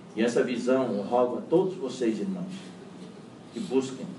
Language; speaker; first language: Portuguese; non-native, fluent; Chinese